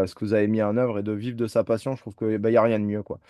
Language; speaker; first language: French; native; French